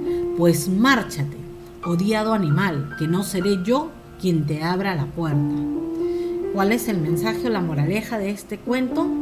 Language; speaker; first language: Spanish; native; Spanish